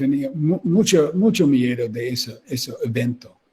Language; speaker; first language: Spanish; non-native, learner; English